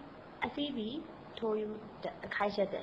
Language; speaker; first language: Japanese; non-native, learner; Burmese